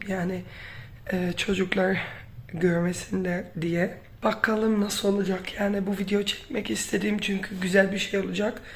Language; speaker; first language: Turkish; non-native, fluent; Dutch